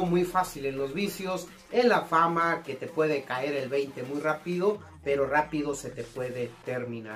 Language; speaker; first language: Spanish; native; Spanish